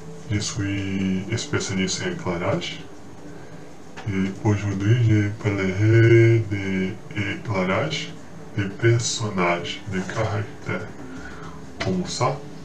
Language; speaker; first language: French; non-native, learner; Portuguese